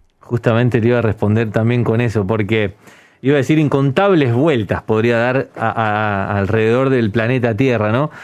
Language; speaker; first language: Spanish; native; Spanish